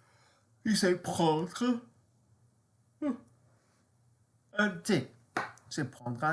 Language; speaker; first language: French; non-native, learner; English